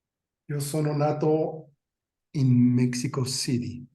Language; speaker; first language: Italian; non-native, learner; Spanish